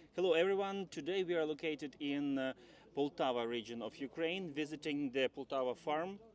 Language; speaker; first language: English; non-native, fluent; Ukrainian